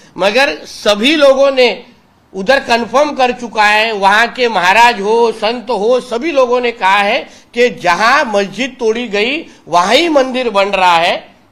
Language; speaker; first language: Hindi; non-native, local second language; Marathi